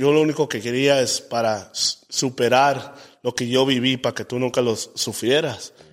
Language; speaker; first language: Spanish; early bilingual, heritage; Spanish